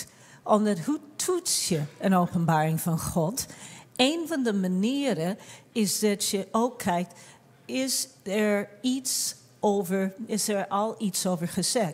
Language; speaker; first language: Dutch; non-native, fluent; English